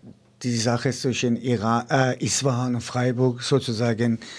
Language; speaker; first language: German; non-native, fluent; Persian